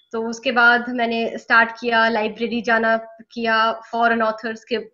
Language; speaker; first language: Hindi; native; Hindi